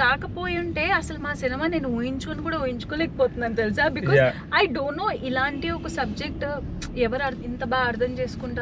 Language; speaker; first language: Telugu; native; Telugu